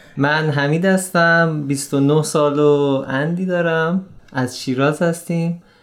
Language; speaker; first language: Persian; native; Persian